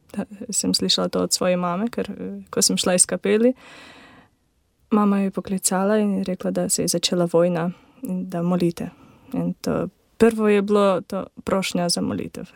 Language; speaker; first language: Slovenian; non-native, learner; Ukrainian